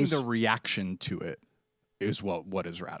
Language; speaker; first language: English; native; English